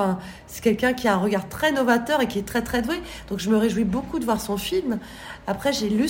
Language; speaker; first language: French; native; French